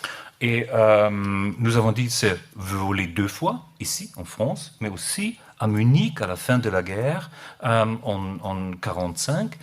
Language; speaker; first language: French; non-native, learner; German